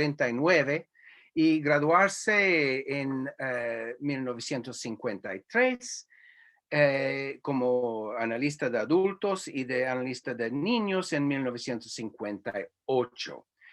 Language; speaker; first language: Spanish; non-native, fluent; English